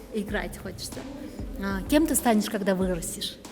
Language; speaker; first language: Russian; non-native, local second language; Kyrgyz